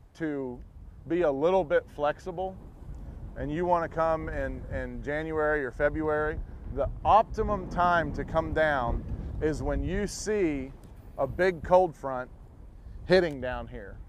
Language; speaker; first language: English; native; English